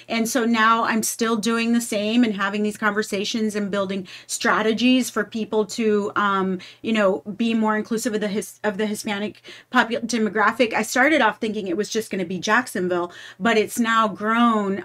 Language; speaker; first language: English; native; English